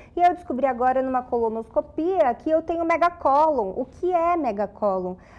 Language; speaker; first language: Portuguese; native; Portuguese